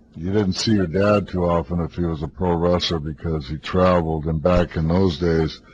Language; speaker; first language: English; native; English